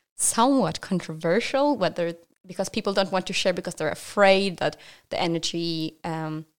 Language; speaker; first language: English; non-native, fluent; Norwegian